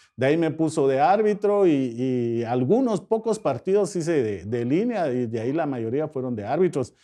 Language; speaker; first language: Spanish; native; Spanish